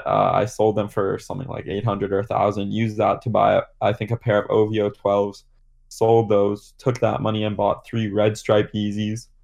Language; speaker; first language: English; native; English